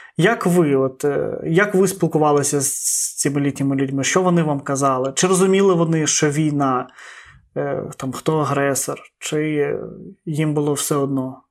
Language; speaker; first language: Ukrainian; non-native, local second language; Russian